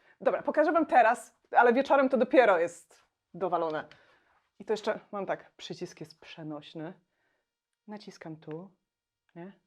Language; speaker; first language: Polish; native; Polish